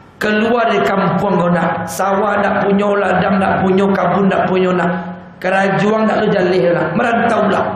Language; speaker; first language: Malay; native; Malay